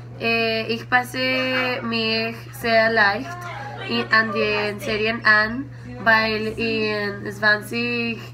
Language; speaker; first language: German; non-native, learner; Spanish